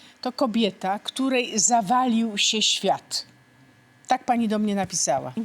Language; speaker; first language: Polish; native; Polish